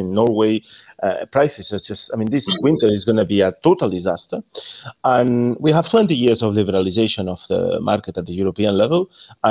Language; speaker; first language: English; non-native, fluent; Spanish